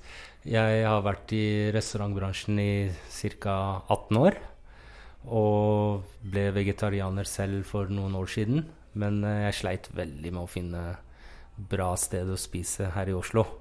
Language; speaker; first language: Norwegian; non-native, fluent; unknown